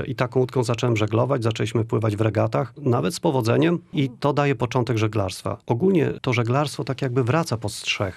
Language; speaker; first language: Polish; native; Polish